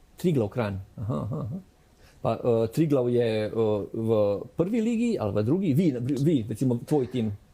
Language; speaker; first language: Slovenian; native; Slovenian